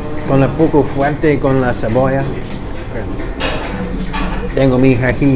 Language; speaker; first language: Spanish; non-native, learner; English